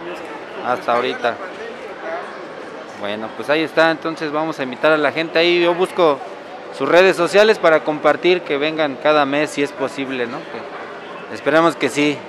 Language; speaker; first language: Spanish; native; Spanish